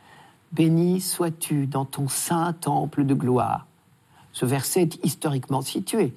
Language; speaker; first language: French; native; French